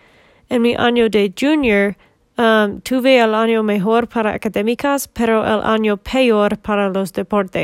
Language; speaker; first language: Spanish; non-native, learner; English